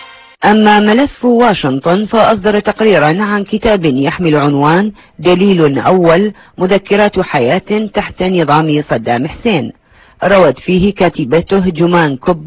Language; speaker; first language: Arabic; native; Arabic